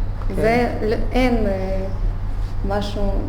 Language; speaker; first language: Hebrew; non-native, learner; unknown